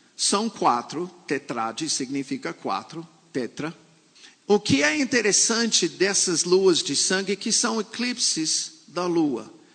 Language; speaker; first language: Portuguese; non-native, fluent; English